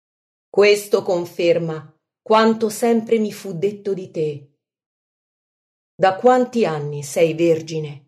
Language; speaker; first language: Italian; native; Italian